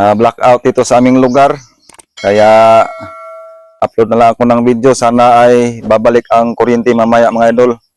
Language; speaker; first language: Filipino; non-native, local second language; Cebuano